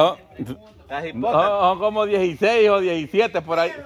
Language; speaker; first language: Spanish; native; Spanish